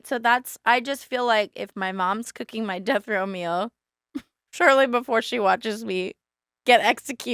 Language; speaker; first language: English; native; English